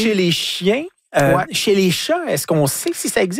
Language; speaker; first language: French; native; French